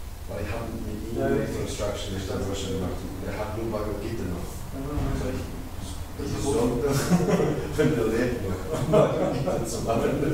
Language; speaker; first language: German; non-native, learner; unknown